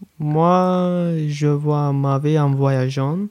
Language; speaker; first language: French; non-native, learner; Azerbaijani